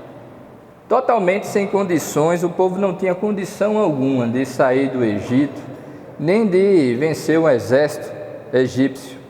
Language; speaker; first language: Portuguese; native; Portuguese